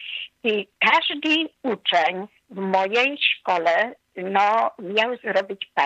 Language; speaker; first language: Polish; non-native, fluent; Hungarian